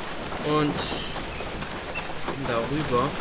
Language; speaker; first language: German; native; German